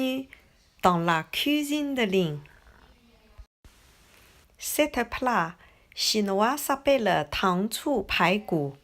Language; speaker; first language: French; non-native, learner; Chinese